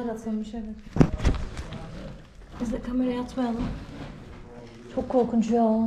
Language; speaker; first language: Turkish; native; Turkish